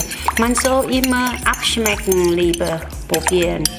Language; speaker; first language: German; non-native, learner; Vietnamese